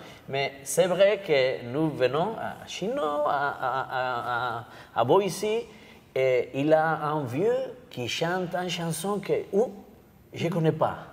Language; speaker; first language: French; non-native, learner; Basque